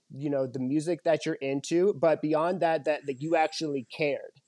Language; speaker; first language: English; native; English